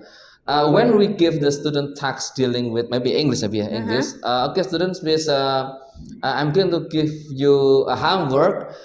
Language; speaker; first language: English; non-native, learner; Indonesian